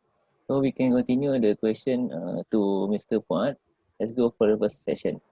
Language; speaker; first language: English; non-native, learner; Malay